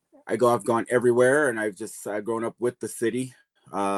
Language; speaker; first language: English; native; English